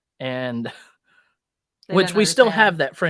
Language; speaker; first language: English; native; English